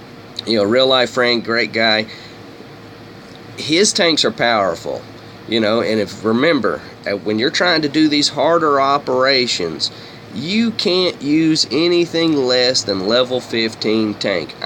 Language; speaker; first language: English; native; English